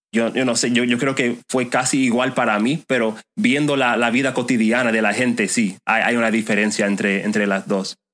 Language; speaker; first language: Spanish; non-native, fluent; English